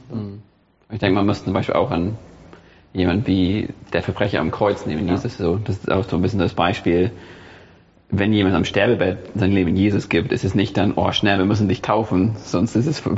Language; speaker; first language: German; non-native, fluent; English